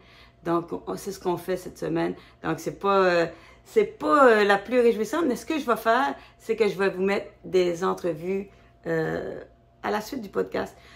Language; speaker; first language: French; native; French